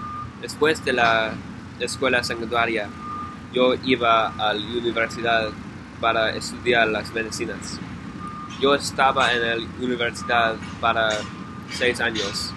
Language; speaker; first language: Spanish; non-native, learner; English